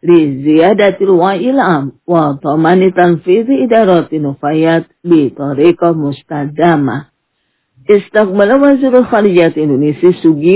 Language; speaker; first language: Arabic; non-native, learner; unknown